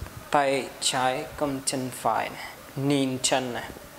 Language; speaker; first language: Vietnamese; non-native, learner; Hindi